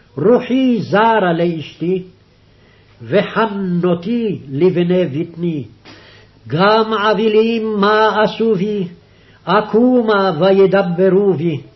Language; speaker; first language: Hebrew; native; Hebrew